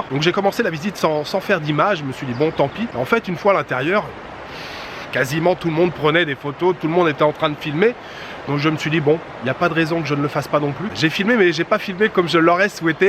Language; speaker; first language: French; native; French